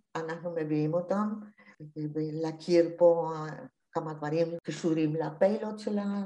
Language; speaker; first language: Hebrew; non-native, fluent; Spanish